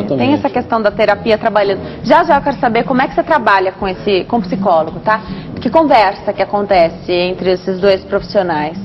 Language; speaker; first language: Portuguese; native; Portuguese